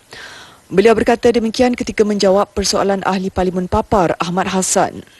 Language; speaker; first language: Malay; native; Malay